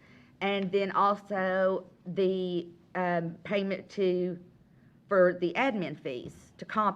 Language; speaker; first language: English; native; English